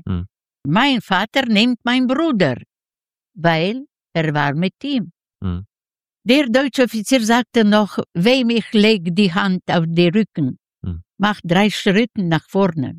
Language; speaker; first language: German; non-native, fluent; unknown